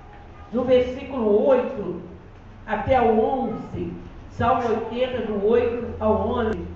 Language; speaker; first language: Portuguese; native; Portuguese